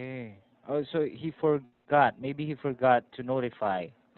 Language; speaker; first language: English; non-native, fluent; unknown